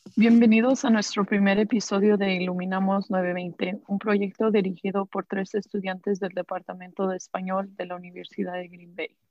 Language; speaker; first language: Spanish; early bilingual, heritage; Spanish